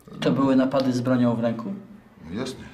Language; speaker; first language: Polish; non-native, learner; Russian